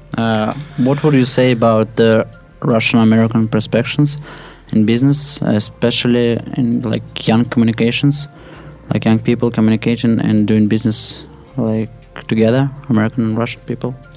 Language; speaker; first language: English; non-native, fluent; Russian